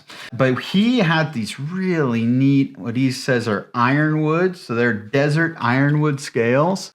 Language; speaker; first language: English; native; English